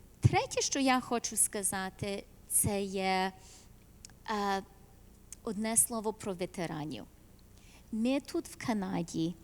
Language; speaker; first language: Ukrainian; early bilingual, heritage; Ukrainian